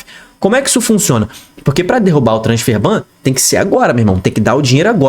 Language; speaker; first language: Portuguese; native; Portuguese